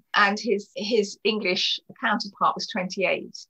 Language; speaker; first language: English; native; English